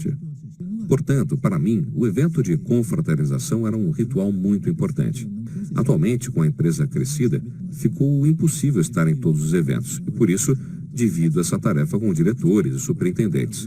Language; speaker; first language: Portuguese; native; Portuguese